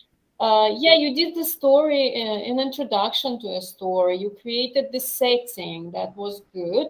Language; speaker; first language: English; non-native, fluent; Russian